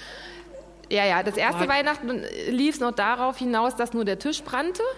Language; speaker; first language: German; native; German